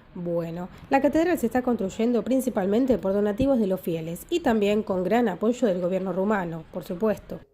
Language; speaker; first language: Spanish; native; Spanish